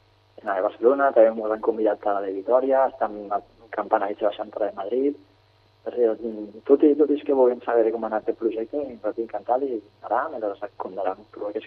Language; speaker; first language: Catalan; native; Catalan